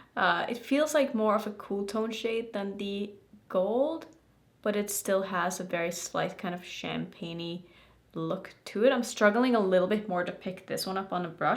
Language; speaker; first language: English; native; English